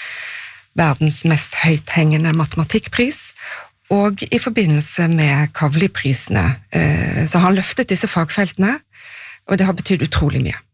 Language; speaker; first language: Norwegian; native; Norwegian